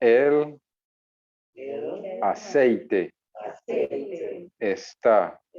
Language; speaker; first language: Spanish; non-native, fluent; English